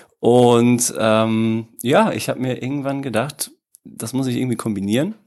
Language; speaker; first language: German; early bilingual, other home language; Italian